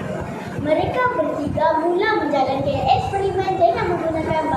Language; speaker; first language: Malay; native; Malay